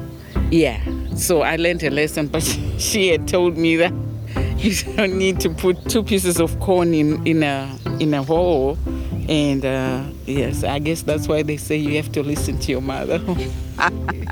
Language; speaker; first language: English; non-native, local second language; Shona